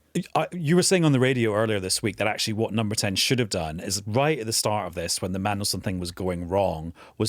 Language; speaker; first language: English; native; English